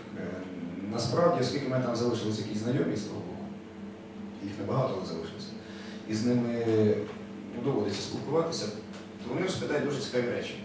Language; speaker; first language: Ukrainian; native; Ukrainian